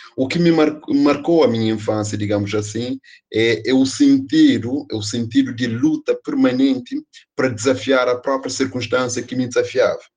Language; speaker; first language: Portuguese; non-native, local second language; Kabuverdianu